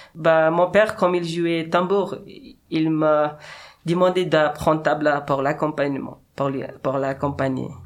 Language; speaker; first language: French; non-native, learner; Persian